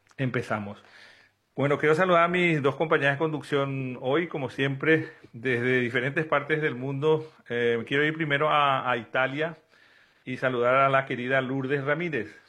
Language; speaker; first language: Spanish; native; Spanish